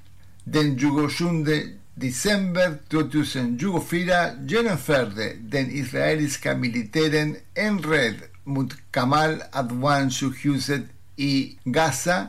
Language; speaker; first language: Swedish; non-native, fluent; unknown